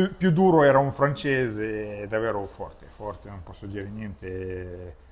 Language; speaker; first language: Italian; non-native, fluent; Russian